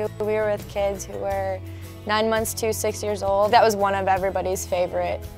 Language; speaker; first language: English; native; English